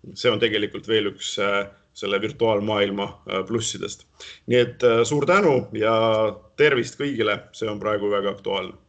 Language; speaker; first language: Estonian; non-native, local second language; Russian